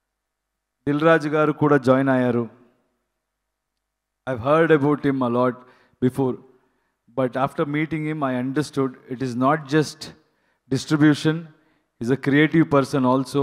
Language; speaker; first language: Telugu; non-native, learner; Kannada